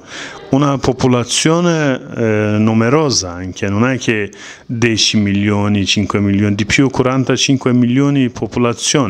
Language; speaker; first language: Italian; non-native, learner; Kurdish